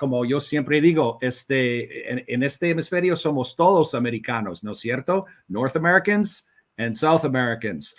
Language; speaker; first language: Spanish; non-native, fluent; English